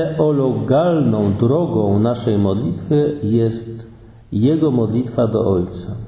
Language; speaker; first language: Polish; native; Polish